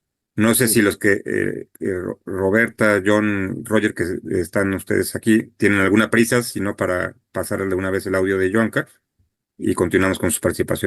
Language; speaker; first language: Spanish; native; Spanish